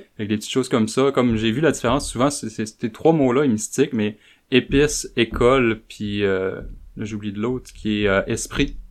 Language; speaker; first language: French; native; French